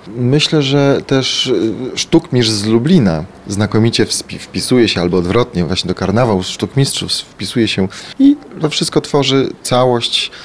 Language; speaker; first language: Polish; native; Polish